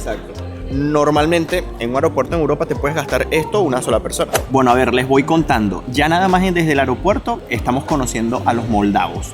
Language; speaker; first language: Spanish; native; Spanish